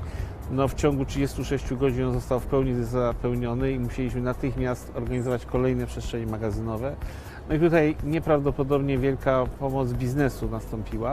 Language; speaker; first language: Polish; native; Polish